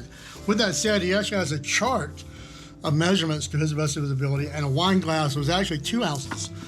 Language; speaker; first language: English; native; English